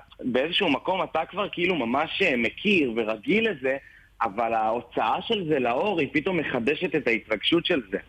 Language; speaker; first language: Hebrew; native; Hebrew